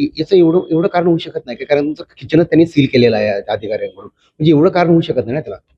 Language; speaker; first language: Marathi; native; Marathi